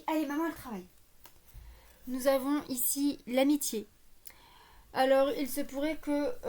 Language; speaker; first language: French; native; French